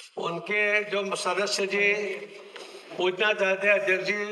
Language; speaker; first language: Hindi; non-native, local second language; Marathi